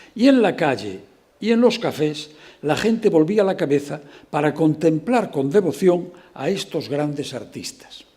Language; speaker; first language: Spanish; non-native, local second language; Galician